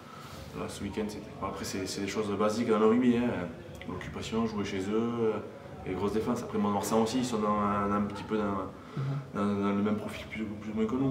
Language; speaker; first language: French; native; French